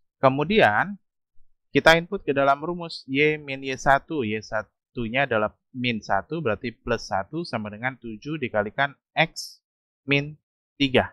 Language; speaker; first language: Indonesian; native; Indonesian